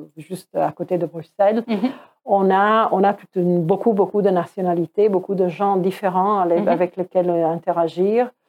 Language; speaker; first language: French; non-native, fluent; Croatian